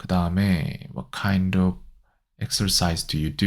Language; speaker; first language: English; non-native, fluent; Korean